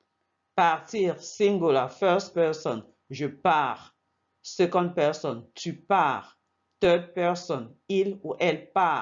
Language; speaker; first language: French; non-native, fluent; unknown